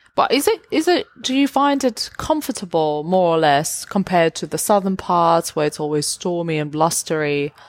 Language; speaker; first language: English; non-native, fluent; Georgian